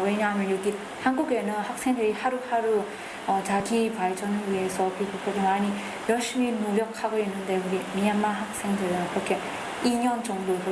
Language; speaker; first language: Korean; non-native, fluent; Burmese